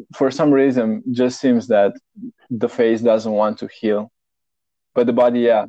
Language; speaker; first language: English; non-native, fluent; Romanian